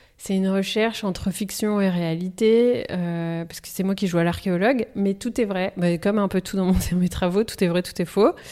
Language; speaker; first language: French; native; French